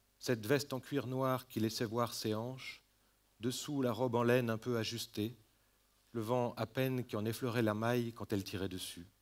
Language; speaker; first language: French; native; French